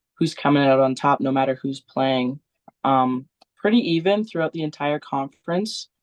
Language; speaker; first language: English; native; English